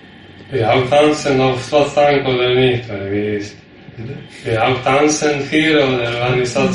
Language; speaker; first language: German; non-native, learner; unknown